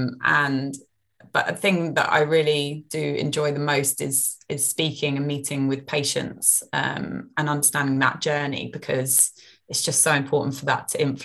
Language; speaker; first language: English; native; English